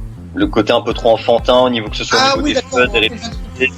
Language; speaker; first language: French; native; French